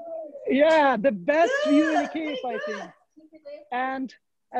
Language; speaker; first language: English; non-native, learner; Ukrainian